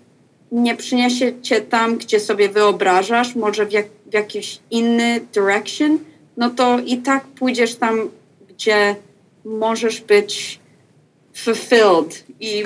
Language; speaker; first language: Polish; early bilingual, heritage; Polish